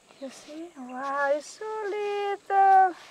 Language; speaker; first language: English; non-native, learner; Italian